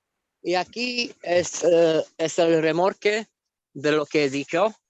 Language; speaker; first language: Spanish; non-native, fluent; Romanian